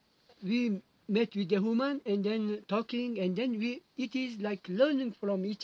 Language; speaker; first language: English; non-native, learner; Mongolian